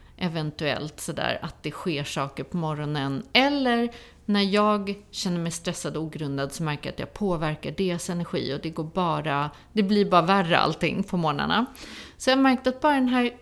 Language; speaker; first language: Swedish; early bilingual, other home language; Polish